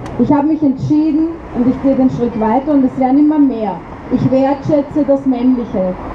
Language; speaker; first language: German; early bilingual, other home language; Arabic